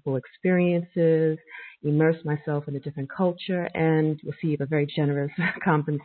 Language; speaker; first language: English; native; English